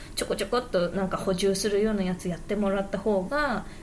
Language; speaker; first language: Japanese; early bilingual, other home language; Chinese